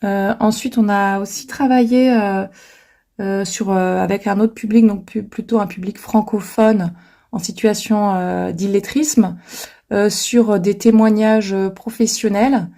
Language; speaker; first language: French; native; French